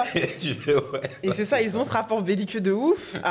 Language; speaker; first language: French; native; French